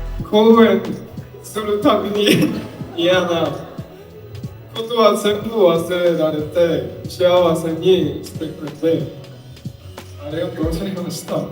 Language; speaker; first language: Japanese; non-native, learner; Korean